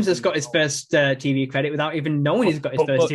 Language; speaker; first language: English; native; English